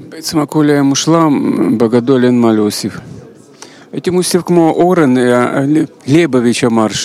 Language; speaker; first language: Hebrew; non-native, fluent; Russian